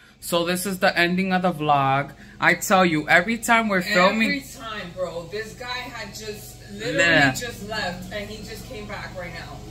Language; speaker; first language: English; native; English